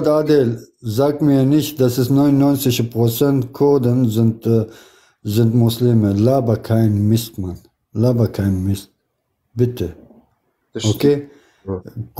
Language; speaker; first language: German; non-native, fluent; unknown